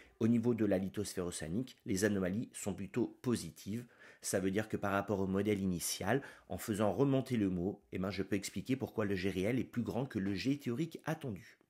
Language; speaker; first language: French; native; French